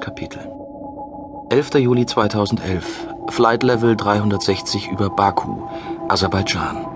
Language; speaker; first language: German; native; German